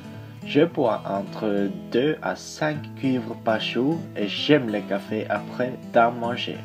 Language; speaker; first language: French; non-native, learner; Swedish